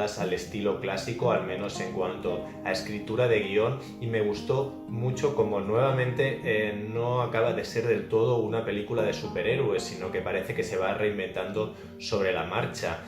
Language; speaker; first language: Spanish; native; Spanish